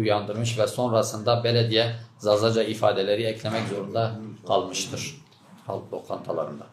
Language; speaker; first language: Turkish; native; Turkish